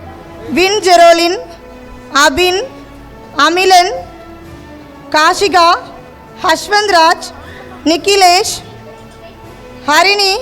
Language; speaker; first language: Tamil; native; Tamil